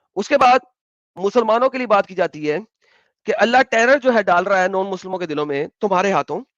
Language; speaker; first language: Urdu; native; Urdu